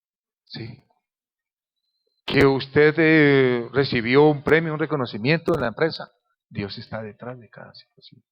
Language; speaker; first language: Spanish; native; Spanish